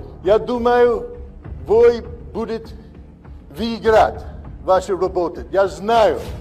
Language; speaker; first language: Russian; non-native, learner; English